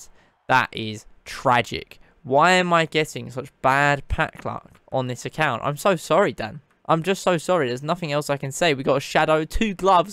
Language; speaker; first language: English; native; English